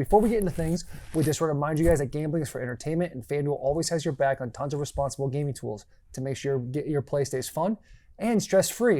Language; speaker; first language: English; native; English